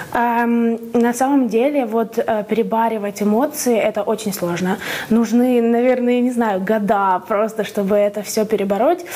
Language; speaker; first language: Russian; native; Russian